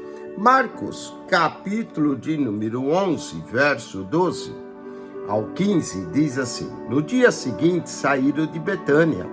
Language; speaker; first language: Portuguese; native; Portuguese